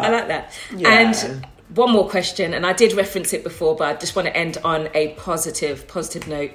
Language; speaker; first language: English; native; English